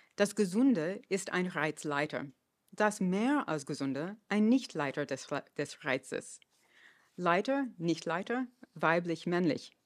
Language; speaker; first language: German; non-native, fluent; English